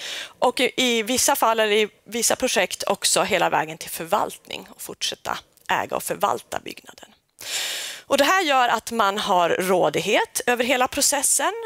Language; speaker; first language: Swedish; native; Swedish